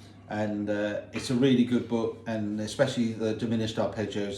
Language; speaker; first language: English; native; English